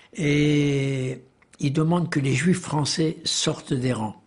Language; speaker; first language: French; native; French